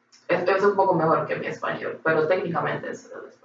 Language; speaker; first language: Spanish; early bilingual, heritage; Spanish